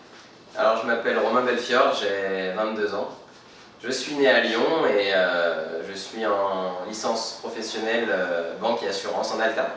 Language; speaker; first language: French; native; French